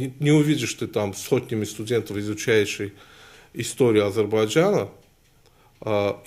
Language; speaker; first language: Russian; non-native, local second language; Azerbaijani